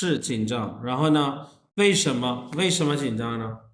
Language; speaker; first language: Chinese; non-native, fluent; Urdu